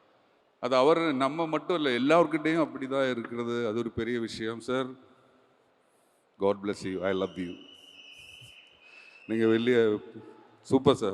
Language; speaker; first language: Tamil; non-native, learner; Malayalam